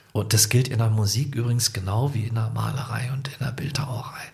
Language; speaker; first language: German; native; German